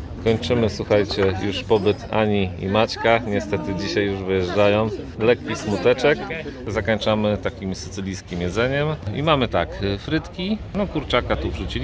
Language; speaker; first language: Polish; native; Polish